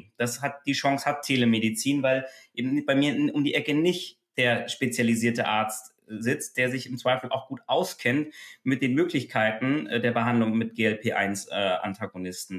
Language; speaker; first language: German; native; German